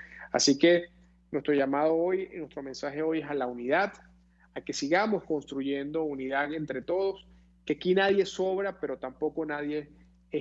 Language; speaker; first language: Spanish; native; Spanish